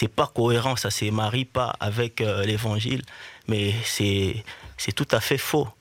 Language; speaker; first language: French; non-native, local second language; Swahili